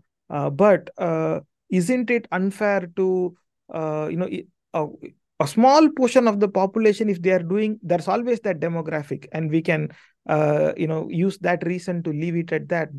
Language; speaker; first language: English; non-native, local second language; Tamil